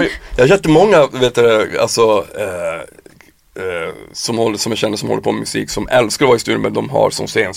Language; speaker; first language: Swedish; native; Swedish